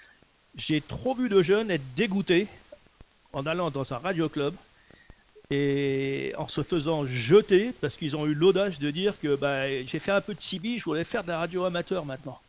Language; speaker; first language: French; native; French